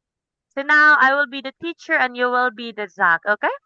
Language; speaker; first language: English; non-native, local second language; Cebuano